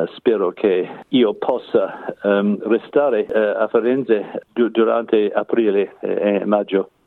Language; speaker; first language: Italian; non-native, learner; English